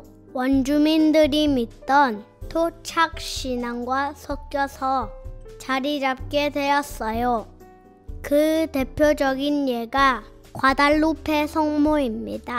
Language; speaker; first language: Korean; native; Korean